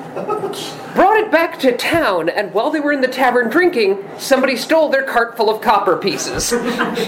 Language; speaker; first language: English; native; English